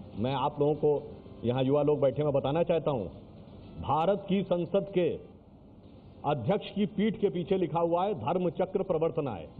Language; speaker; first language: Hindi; native; Hindi